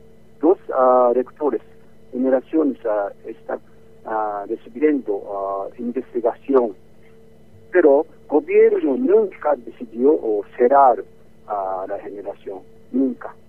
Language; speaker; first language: Spanish; non-native, learner; Japanese